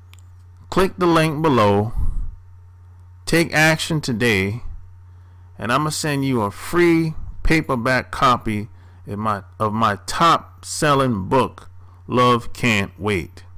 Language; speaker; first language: English; native; English